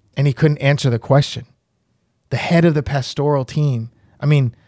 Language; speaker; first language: English; native; English